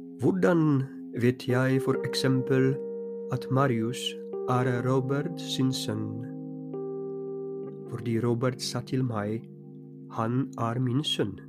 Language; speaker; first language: Norwegian; non-native, fluent; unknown